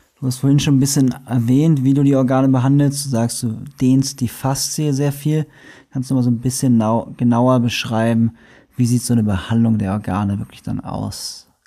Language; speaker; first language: German; native; German